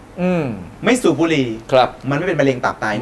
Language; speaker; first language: Thai; native; Thai